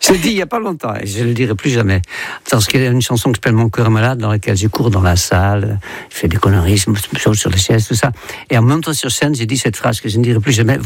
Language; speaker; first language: French; non-native, fluent; Dutch